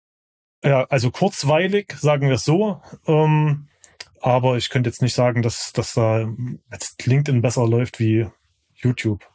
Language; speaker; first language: German; native; German